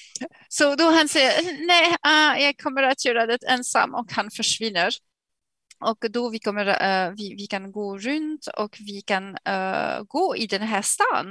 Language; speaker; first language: Swedish; non-native, fluent; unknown